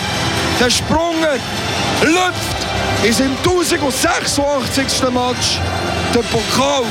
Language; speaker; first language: German; native; German